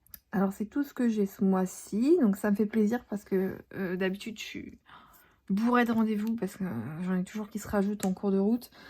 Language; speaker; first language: French; native; French